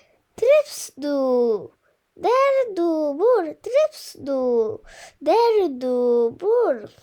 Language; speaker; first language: Swedish; non-native, fluent; Bangla